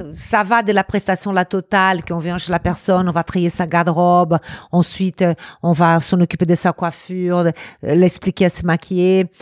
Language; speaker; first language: French; non-native, fluent; Portuguese